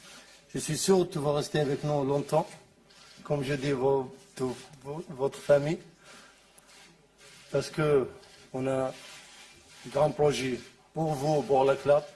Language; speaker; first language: French; non-native, learner; Arabic